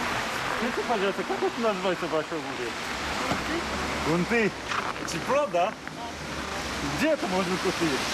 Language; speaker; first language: Russian; non-native, learner; Korean